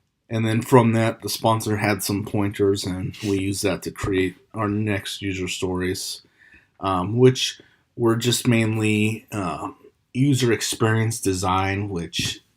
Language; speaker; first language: English; native; English